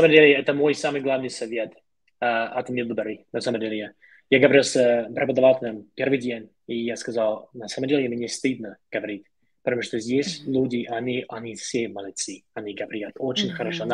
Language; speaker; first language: Russian; non-native, learner; English